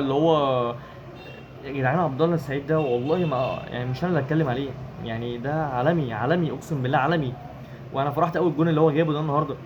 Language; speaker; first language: Arabic; native; Arabic